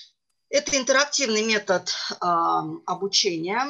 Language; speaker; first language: Russian; native; Russian